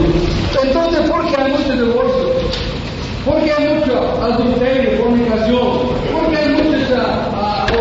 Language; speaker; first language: Spanish; non-native, fluent; English